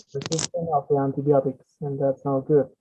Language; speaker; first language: English; non-native, learner; Spanish